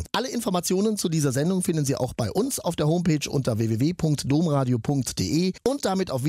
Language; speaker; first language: German; native; German